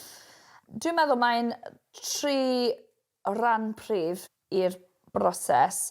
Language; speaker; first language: Welsh; non-native, local second language; English